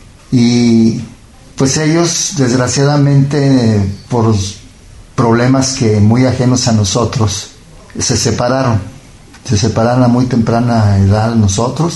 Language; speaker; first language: Spanish; native; Spanish